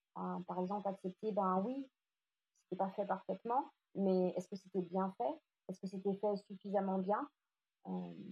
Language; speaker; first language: French; native; French